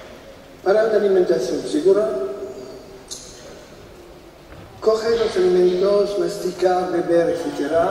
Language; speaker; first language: Spanish; non-native, fluent; French